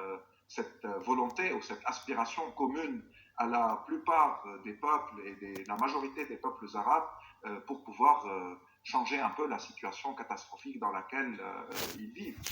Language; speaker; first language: French; non-native, fluent; Arabic